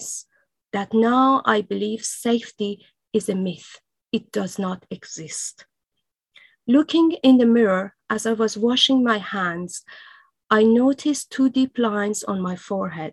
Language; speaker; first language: English; non-native, fluent; Persian